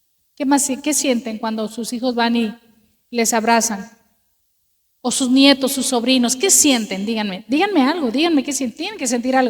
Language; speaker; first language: Spanish; native; Spanish